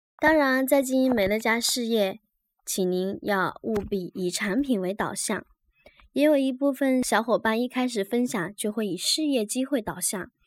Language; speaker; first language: Chinese; native; Chinese